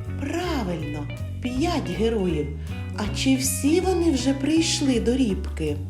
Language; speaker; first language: Ukrainian; native; Ukrainian